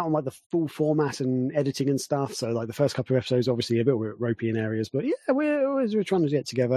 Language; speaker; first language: English; native; English